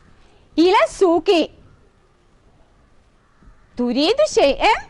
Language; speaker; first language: Arabic; non-native, fluent; Malayalam